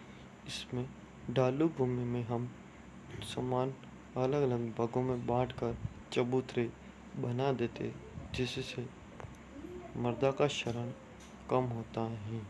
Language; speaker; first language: Hindi; native; Hindi